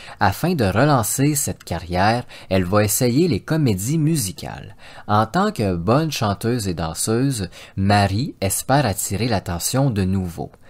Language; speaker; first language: French; native; French